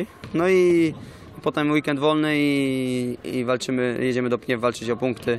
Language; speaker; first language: Polish; native; Polish